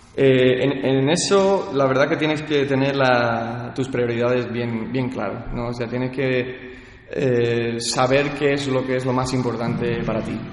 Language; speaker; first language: Spanish; early bilingual, heritage; Spanish